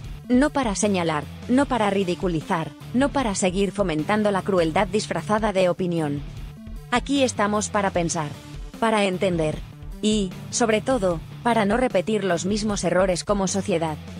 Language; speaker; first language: Spanish; native; Spanish